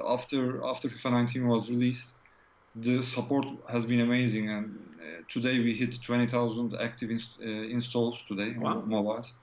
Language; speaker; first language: English; non-native, fluent; Turkish